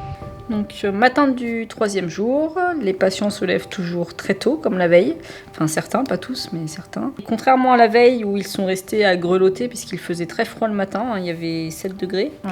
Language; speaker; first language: French; native; French